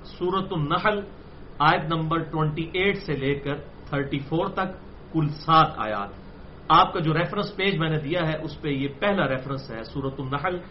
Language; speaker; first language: Urdu; non-native, local second language; Punjabi